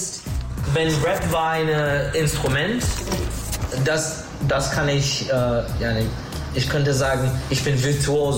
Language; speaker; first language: German; non-native, learner; Turkish